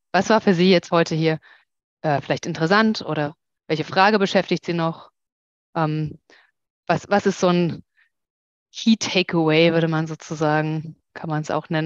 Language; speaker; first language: German; native; German